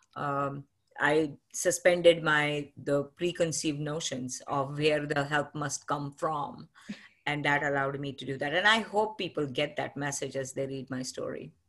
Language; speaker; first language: English; non-native, local second language; Marathi